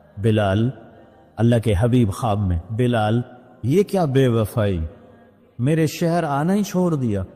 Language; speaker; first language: Urdu; non-native, local second language; Punjabi